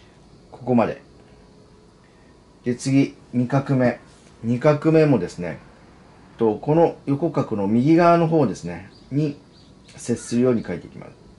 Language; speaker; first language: Japanese; native; Japanese